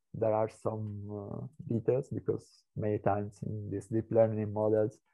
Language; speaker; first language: English; non-native, fluent; Italian